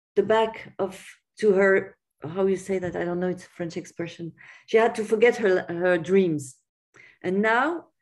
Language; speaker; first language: English; non-native, fluent; French